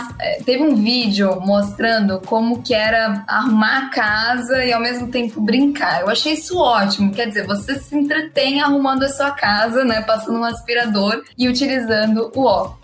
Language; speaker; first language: Portuguese; native; Portuguese